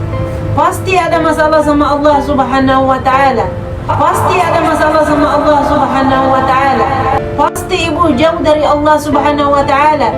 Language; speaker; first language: Indonesian; non-native, fluent; Arabic